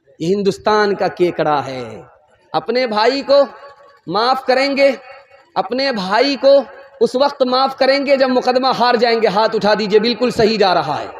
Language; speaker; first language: Urdu; non-native, local second language; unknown